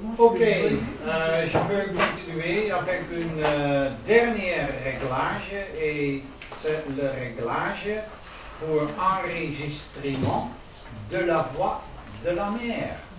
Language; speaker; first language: French; non-native, learner; Dutch